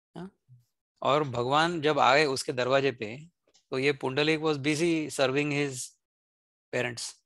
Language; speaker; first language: Hindi; non-native, local second language; Marathi